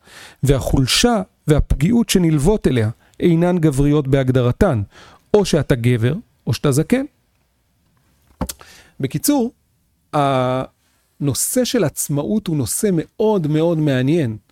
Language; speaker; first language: Hebrew; native; Hebrew